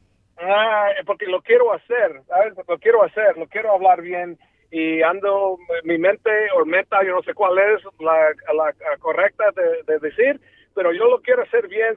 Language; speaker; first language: Spanish; early bilingual, heritage; Spanish